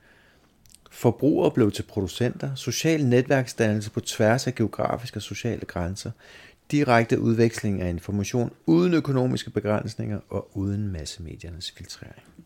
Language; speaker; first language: Danish; native; Danish